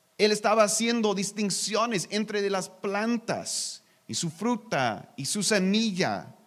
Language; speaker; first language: Spanish; non-native, learner; English